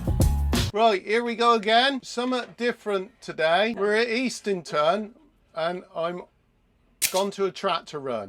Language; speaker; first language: English; native; English